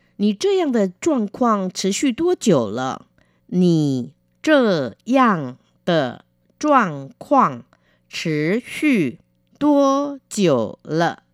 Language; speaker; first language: Chinese; non-native, fluent; Vietnamese